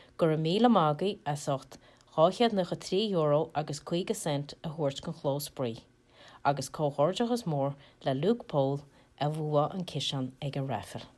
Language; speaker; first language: Irish; native; Irish